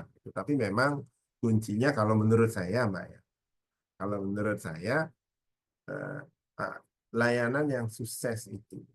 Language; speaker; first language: Indonesian; native; Indonesian